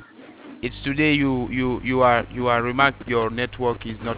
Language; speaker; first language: English; non-native, learner; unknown